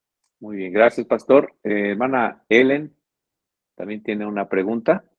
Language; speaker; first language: Spanish; native; Spanish